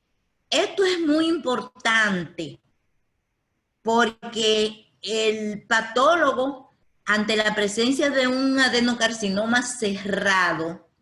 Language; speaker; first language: Spanish; native; Spanish